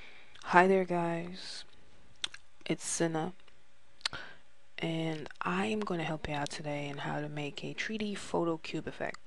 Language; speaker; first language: English; native; English